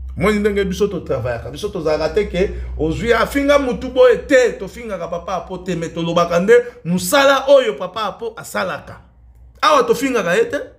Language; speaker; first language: Lingala; native; Lingala